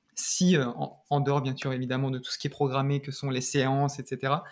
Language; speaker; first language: French; native; French